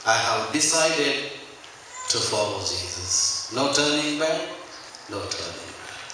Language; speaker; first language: English; non-native, local second language; Telugu